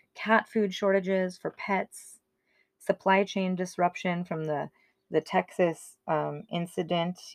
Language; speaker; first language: English; native; English